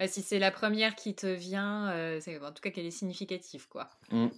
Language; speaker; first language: French; native; French